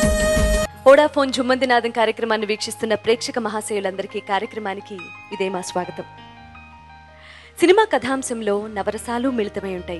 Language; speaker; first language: Telugu; native; Telugu